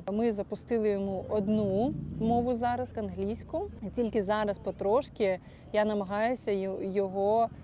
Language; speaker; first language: Ukrainian; non-native, local second language; Russian